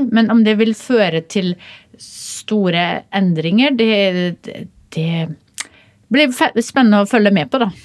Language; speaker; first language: Norwegian; early bilingual, other home language; Polish